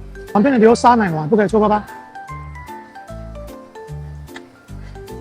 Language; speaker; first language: Chinese; native; Chinese